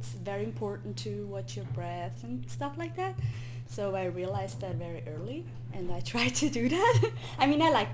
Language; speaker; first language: English; non-native, fluent; Swiss German